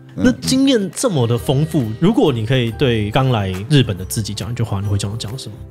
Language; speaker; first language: Chinese; native; Chinese